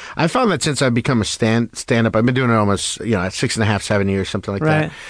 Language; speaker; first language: English; native; English